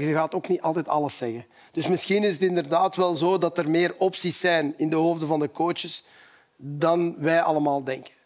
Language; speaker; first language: Dutch; native; Dutch